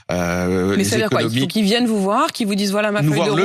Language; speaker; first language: French; native; French